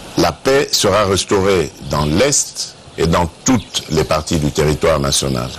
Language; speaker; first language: French; non-native, local second language; Luba-Lulua